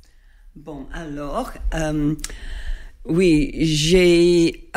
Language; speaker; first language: French; non-native, learner; English